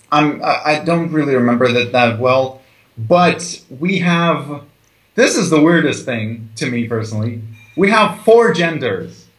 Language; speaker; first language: English; early bilingual, other home language; Chechen